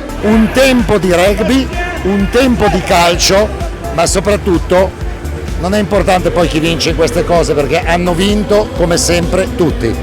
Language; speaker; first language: Italian; native; Italian